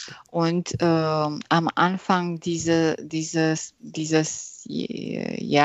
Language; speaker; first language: German; non-native, learner; French